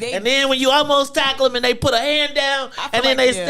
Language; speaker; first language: English; native; English